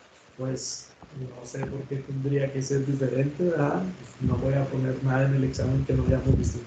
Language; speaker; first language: Spanish; native; Spanish